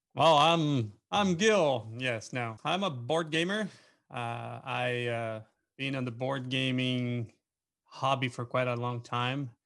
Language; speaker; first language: English; non-native, fluent; Portuguese